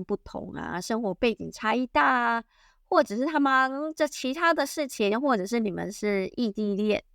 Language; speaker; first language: Chinese; native; Chinese